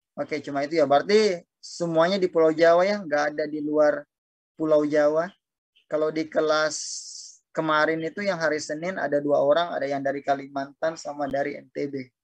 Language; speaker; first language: Indonesian; native; Indonesian